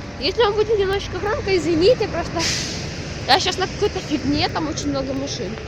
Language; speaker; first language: Russian; non-native, local second language; Ukrainian